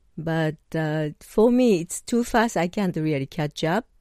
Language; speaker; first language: English; non-native, learner; Japanese